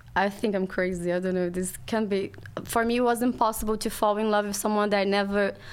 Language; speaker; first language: English; non-native, learner; Portuguese